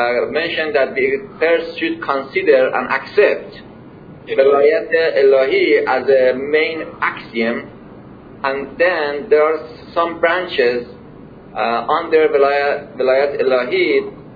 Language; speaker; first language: English; non-native, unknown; Persian